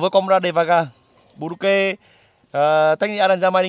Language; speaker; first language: Portuguese; non-native, learner; Vietnamese